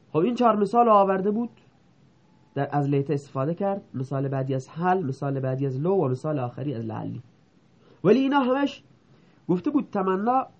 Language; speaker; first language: Persian; non-native, local second language; Baluchi